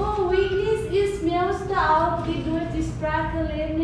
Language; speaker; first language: German; non-native, learner; Nepali